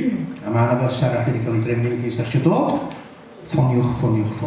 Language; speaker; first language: Welsh; native; Welsh